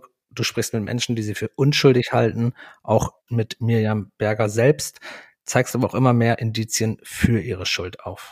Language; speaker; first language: German; native; German